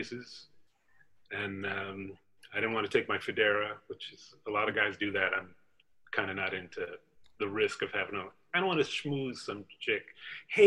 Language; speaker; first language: English; native; English